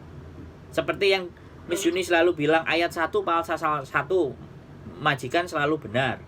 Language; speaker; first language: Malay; non-native, local second language; Javanese